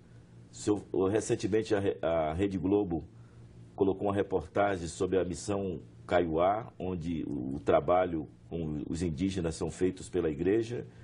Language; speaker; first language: Portuguese; native; Portuguese